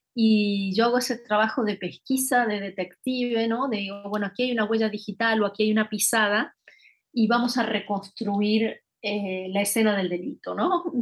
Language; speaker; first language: Spanish; native; Spanish